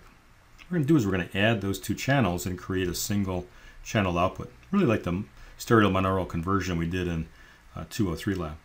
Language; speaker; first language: English; native; English